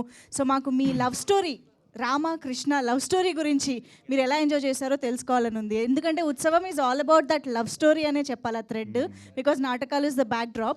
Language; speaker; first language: Telugu; native; Telugu